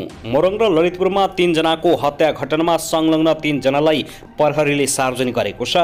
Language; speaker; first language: Nepali; native; Nepali